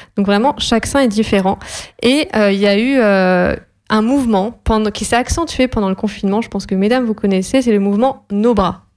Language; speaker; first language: French; native; French